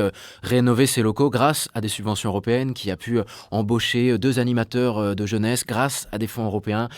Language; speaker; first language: French; native; French